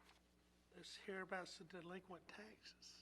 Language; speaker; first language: English; native; English